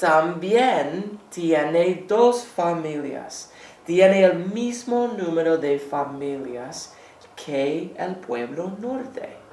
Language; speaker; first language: Spanish; non-native, fluent; English